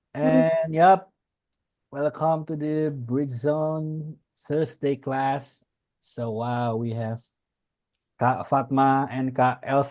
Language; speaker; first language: English; non-native, fluent; Indonesian